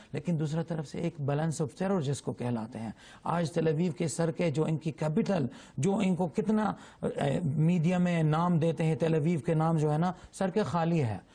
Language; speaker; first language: Urdu; non-native, fluent; Arabic